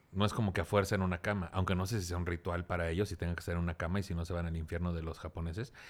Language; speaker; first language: Spanish; native; Spanish